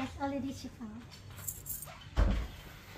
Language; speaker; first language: English; non-native, learner; Thai